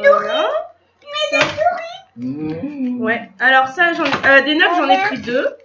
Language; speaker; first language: French; native; French